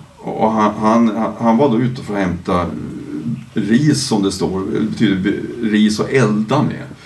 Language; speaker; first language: Swedish; native; Swedish